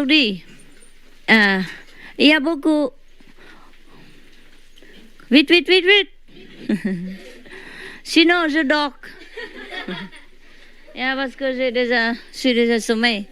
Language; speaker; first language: French; non-native, learner; Vietnamese